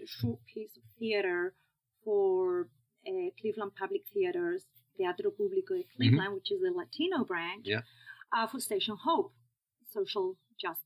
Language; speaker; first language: English; non-native, fluent; Spanish